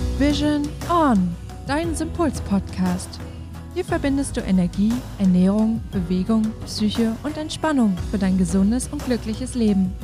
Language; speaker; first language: German; native; German